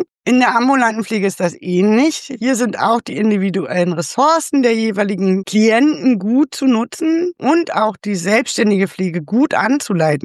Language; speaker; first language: German; native; German